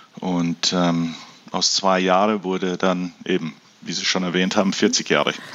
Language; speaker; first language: German; early bilingual, heritage; German